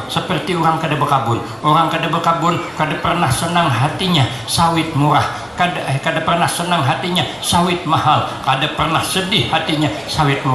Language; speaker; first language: Indonesian; non-native, local second language; Banjar